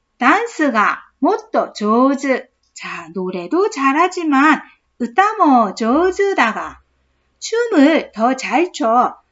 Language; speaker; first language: Korean; native; Korean